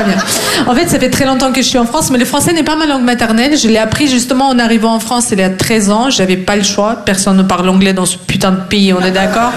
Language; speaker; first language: French; non-native, fluent; Russian